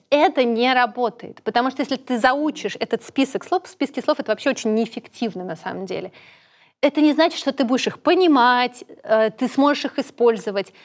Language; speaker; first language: Russian; native; Russian